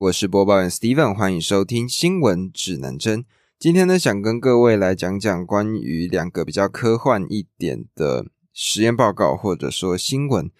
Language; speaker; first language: Chinese; native; Chinese